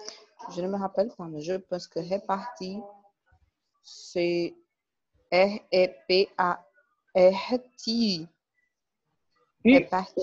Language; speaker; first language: French; non-native, learner; Portuguese